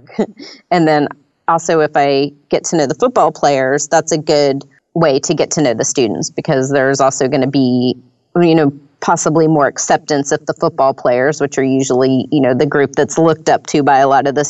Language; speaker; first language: English; native; English